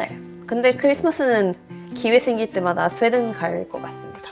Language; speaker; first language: Korean; non-native, fluent; Swedish